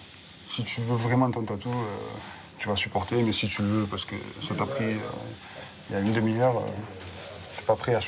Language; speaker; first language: French; native; French